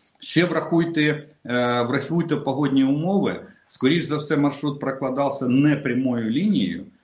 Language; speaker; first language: Ukrainian; non-native, local second language; Russian